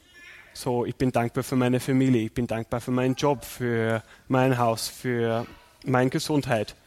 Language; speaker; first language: German; non-native, fluent; English